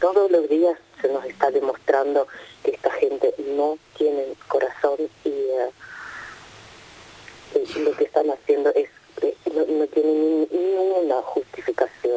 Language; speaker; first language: Spanish; non-native, fluent; Ukrainian